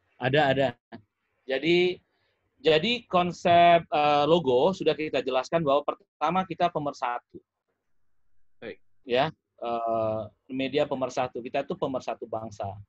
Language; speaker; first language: Indonesian; native; Indonesian